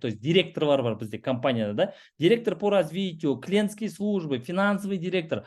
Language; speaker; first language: Russian; non-native, local second language; Kazakh